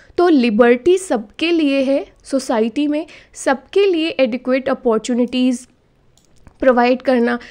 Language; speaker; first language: Hindi; native; Hindi